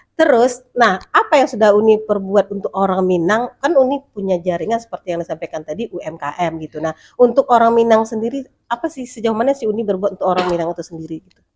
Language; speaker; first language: Indonesian; non-native, local second language; Minangkabau